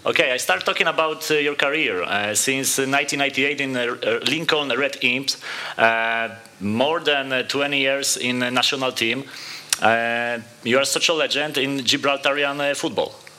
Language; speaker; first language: English; non-native, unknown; Polish